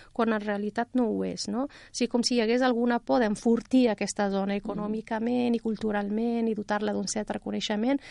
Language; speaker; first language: Catalan; non-native, fluent; Riffian